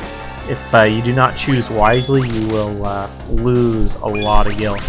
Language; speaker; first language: English; native; English